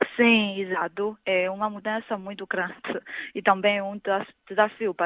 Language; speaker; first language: Portuguese; non-native, fluent; Chinese